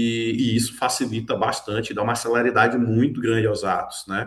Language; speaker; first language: Portuguese; native; Portuguese